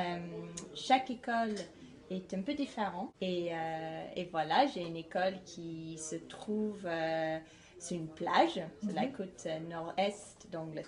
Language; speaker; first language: French; non-native, fluent; English